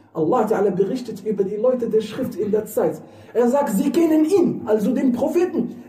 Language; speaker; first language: German; non-native, fluent; Arabic